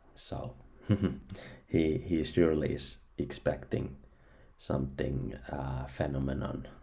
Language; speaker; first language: English; non-native, fluent; Finnish